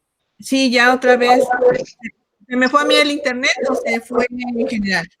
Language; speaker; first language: Spanish; native; Spanish